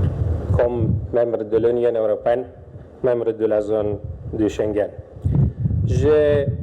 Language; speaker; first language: French; non-native, fluent; Romanian